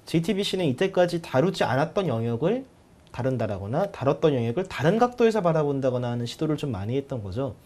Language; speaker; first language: Korean; native; Korean